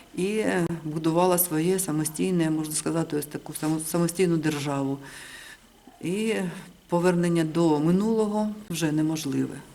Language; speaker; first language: Ukrainian; native; Ukrainian